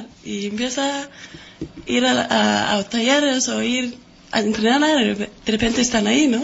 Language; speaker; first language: Spanish; non-native, fluent; Danish